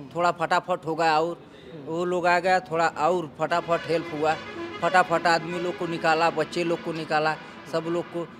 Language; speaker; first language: Hindi; native; Hindi